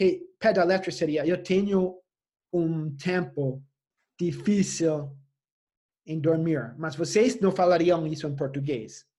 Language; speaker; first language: Portuguese; non-native, fluent; English